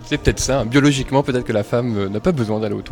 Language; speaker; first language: French; native; French